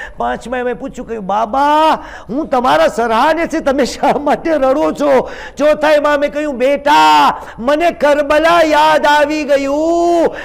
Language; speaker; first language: Gujarati; early bilingual, heritage; Gujarati